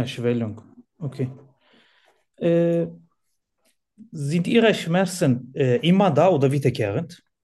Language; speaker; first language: German; non-native, learner; Turkish